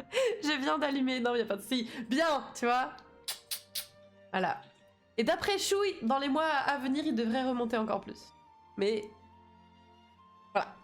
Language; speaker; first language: French; native; French